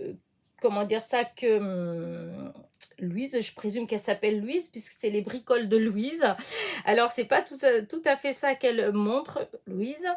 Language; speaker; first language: French; native; French